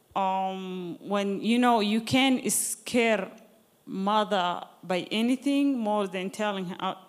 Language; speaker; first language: English; non-native, fluent; Arabic